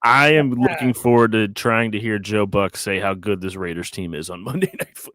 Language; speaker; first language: English; native; English